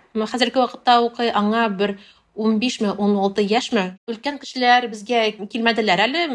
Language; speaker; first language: Tatar; non-native, local second language; Russian